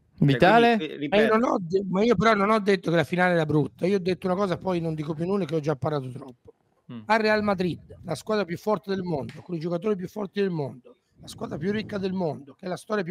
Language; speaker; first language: Italian; native; Italian